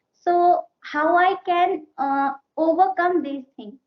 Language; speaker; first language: English; non-native, learner; Hindi